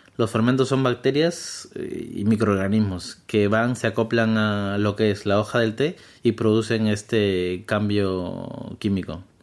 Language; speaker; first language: Spanish; native; Spanish